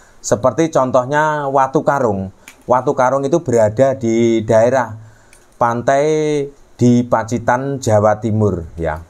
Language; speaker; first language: Indonesian; native; Indonesian